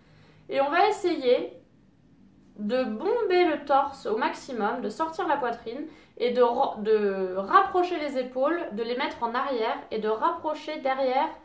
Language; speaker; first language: French; native; French